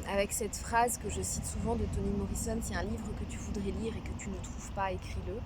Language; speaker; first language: French; non-native, local second language; Kinyarwanda